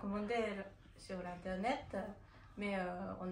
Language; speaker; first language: French; non-native, learner; Japanese